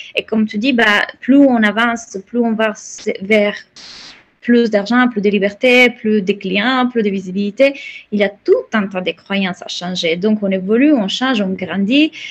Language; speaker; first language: French; non-native, fluent; Italian